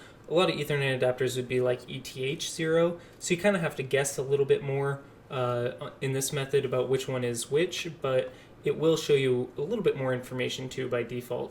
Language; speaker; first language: English; native; English